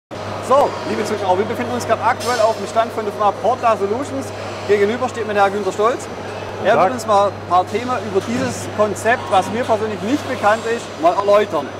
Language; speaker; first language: German; native; German